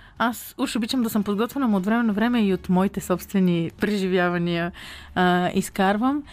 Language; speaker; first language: Bulgarian; native; Bulgarian